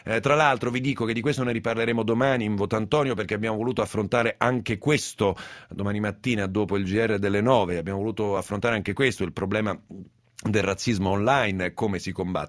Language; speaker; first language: Italian; native; Italian